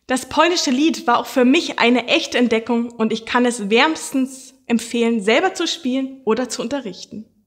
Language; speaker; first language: German; native; German